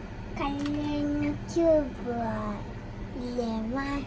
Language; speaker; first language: Japanese; early bilingual, other home language; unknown